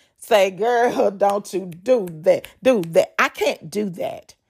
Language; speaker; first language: English; native; English